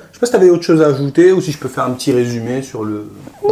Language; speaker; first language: French; native; French